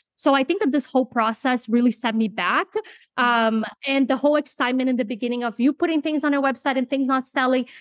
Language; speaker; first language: English; non-native, fluent; Portuguese